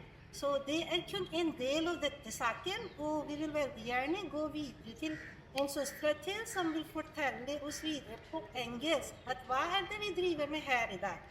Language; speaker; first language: Norwegian; non-native, fluent; Urdu